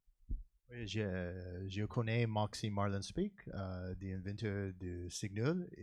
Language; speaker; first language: French; non-native, learner; English